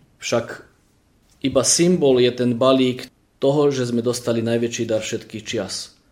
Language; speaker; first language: Slovak; early bilingual, heritage; Slovak